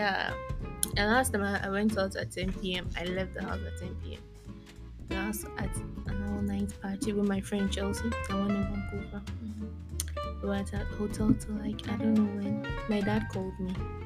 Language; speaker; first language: English; non-native, local second language; Akan